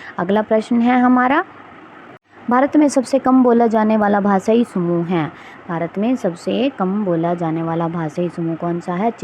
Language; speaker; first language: Hindi; native; Hindi